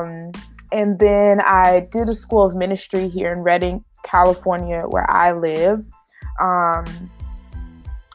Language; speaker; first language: English; native; English